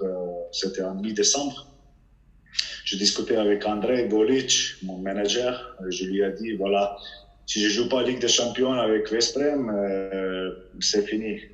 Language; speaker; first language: French; non-native, fluent; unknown